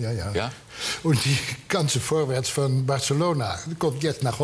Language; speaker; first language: German; non-native, learner; Dutch